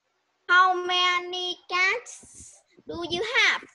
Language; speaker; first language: English; non-native, learner; Vietnamese